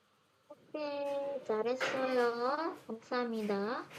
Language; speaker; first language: Korean; non-native, fluent; Indonesian